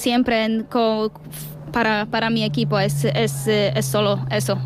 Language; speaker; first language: Spanish; non-native, learner; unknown